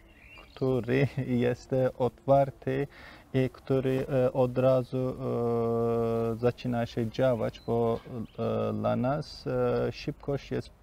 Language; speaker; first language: Polish; non-native, learner; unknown